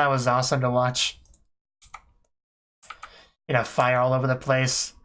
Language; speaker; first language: English; native; English